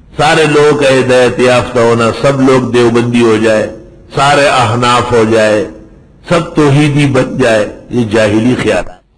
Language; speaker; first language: Urdu; non-native, local second language; Pashto